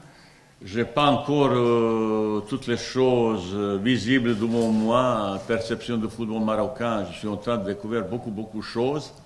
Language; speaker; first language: French; non-native, fluent; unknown